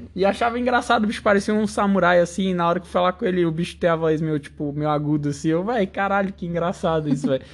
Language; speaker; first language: Portuguese; native; Portuguese